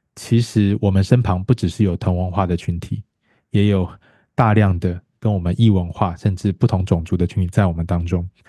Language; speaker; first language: Chinese; native; Chinese